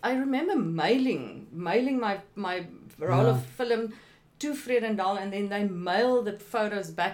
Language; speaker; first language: English; non-native, local second language; Afrikaans